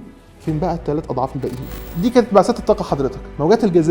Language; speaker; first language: Arabic; native; Arabic